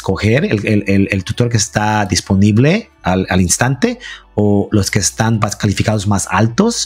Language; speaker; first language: Spanish; early bilingual, heritage; Spanish